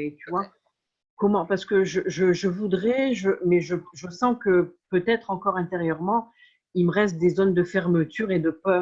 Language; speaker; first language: French; native; French